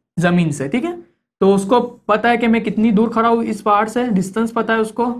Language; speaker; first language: Hindi; native; Hindi